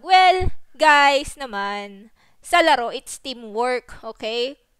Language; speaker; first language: English; non-native, local second language; Waray